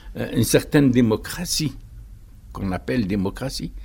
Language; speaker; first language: French; non-native, local second language; Arabic